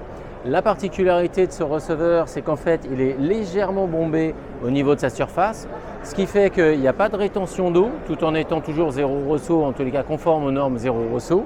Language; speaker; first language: French; native; French